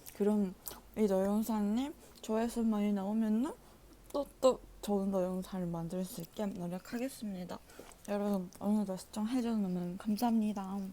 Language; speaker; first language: Korean; non-native, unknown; Japanese